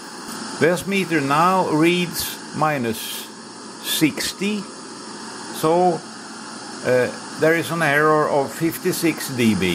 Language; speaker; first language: English; non-native, fluent; Swedish